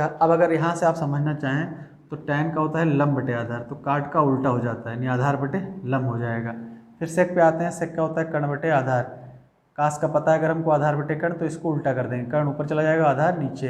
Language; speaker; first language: Hindi; native; Hindi